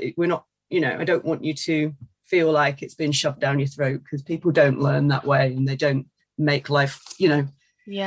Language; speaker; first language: English; native; English